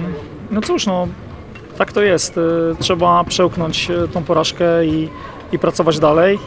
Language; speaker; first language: Polish; native; Polish